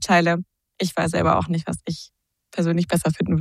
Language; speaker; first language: German; native; German